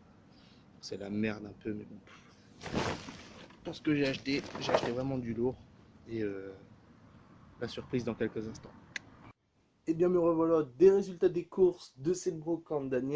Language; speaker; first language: French; native; French